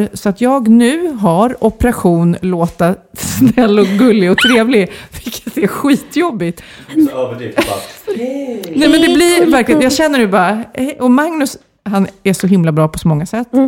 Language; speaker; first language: Swedish; native; Swedish